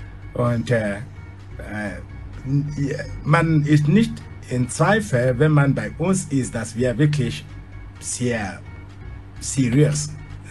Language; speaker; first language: German; non-native, fluent; Igbo